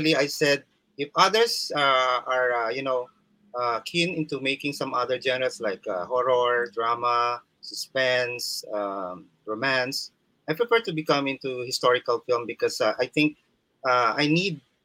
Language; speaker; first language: English; non-native, local second language; Waray